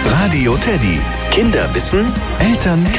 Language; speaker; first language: German; native; German